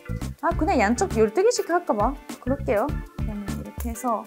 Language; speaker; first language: Korean; non-native, fluent; Japanese